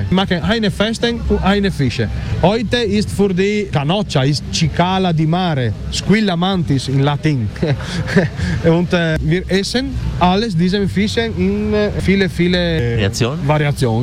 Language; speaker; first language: German; non-native, learner; Italian